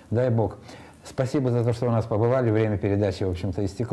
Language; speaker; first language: Russian; native; Russian